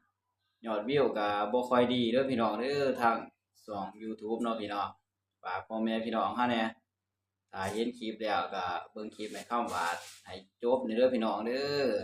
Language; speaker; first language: Thai; non-native, local second language; Lao